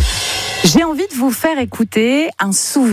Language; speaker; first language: French; native; French